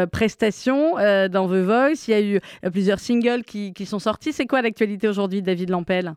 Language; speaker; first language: French; native; French